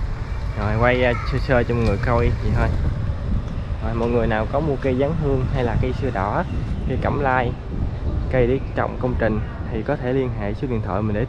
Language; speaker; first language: Vietnamese; native; Vietnamese